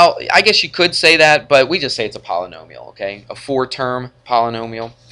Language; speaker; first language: English; native; English